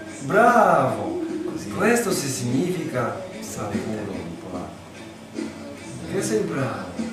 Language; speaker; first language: Italian; non-native, learner; Polish